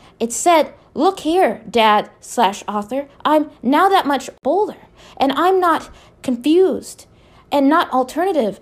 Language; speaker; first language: English; native; English